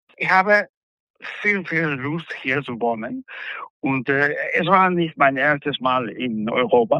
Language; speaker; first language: German; non-native, fluent; Spanish